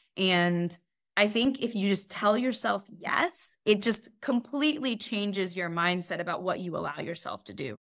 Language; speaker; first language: English; native; English